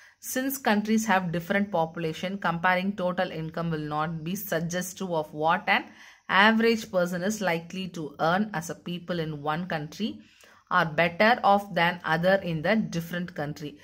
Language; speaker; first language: English; non-native, local second language; Tamil